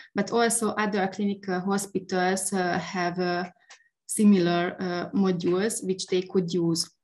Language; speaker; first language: English; non-native, fluent; Hungarian